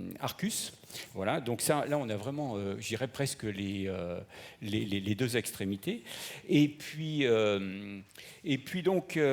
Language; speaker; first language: French; native; French